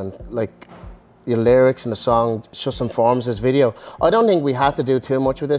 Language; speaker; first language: English; native; English